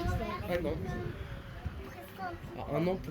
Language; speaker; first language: French; native; French